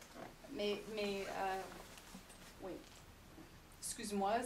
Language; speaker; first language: French; non-native, fluent; English